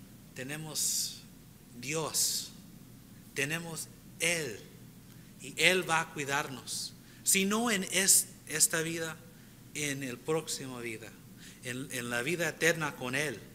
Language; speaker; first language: Spanish; early bilingual, heritage; Spanish